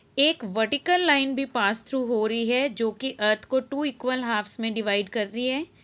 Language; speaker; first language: Hindi; native; Hindi